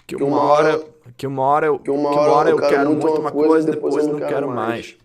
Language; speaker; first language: Portuguese; non-native, learner; English